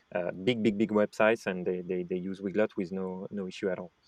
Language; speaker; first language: English; non-native, fluent; French